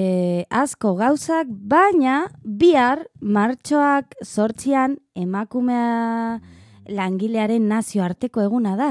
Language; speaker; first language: Basque; non-native, learner; Spanish